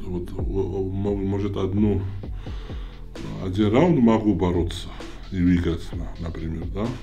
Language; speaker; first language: Russian; non-native, fluent; Georgian